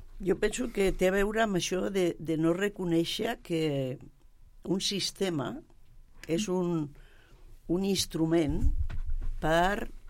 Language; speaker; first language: Catalan; non-native, local second language; Spanish